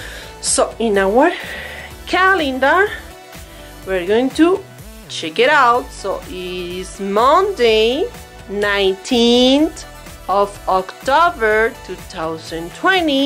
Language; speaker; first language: English; non-native, fluent; Spanish